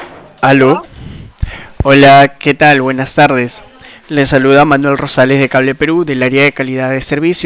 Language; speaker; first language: Spanish; native; Spanish